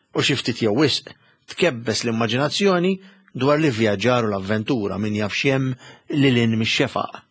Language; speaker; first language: Maltese; native; Maltese